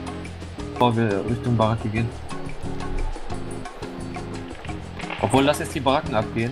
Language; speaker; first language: German; native; German